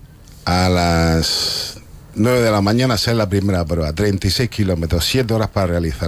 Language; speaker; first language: Spanish; native; Spanish